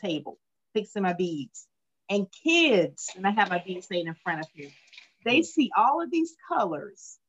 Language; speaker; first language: English; native; English